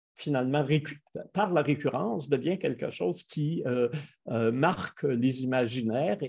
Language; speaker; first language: French; native; French